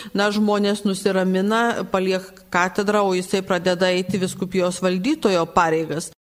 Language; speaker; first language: Lithuanian; native; Lithuanian